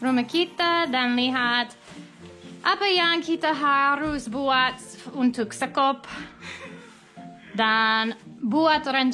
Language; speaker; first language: Indonesian; non-native, learner; English